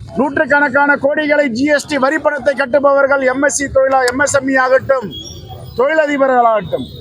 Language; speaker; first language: Tamil; native; Tamil